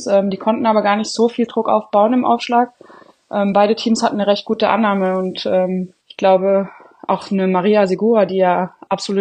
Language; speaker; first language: German; native; German